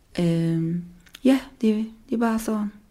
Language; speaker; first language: Danish; non-native, learner; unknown